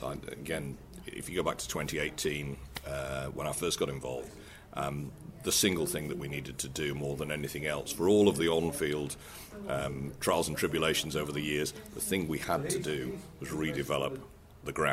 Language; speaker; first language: English; native; English